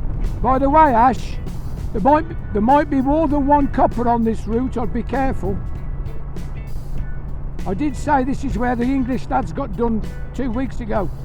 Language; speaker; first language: English; native; English